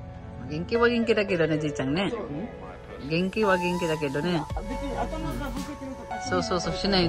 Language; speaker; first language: Japanese; non-native, fluent; Filipino